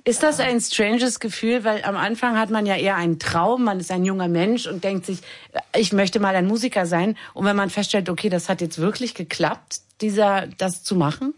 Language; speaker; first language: German; native; German